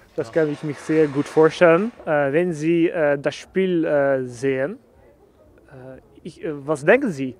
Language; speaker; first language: German; non-native, learner; Dutch